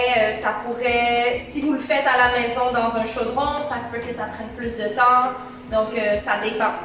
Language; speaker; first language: French; native; French